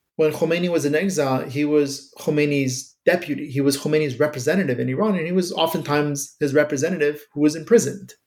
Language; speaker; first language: English; early bilingual, other home language; Persian